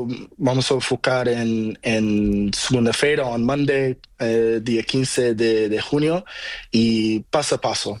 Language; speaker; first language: Spanish; non-native, learner; Portuguese